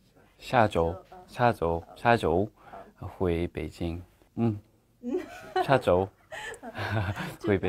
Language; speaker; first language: Chinese; non-native, learner; Thai